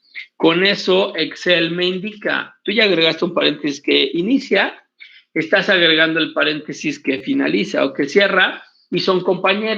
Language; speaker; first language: Spanish; native; Spanish